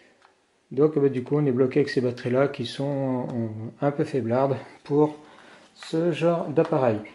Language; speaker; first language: French; native; French